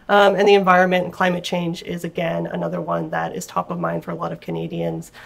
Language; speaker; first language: English; native; English